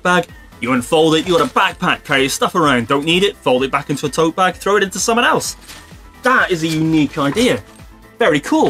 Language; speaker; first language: English; native; English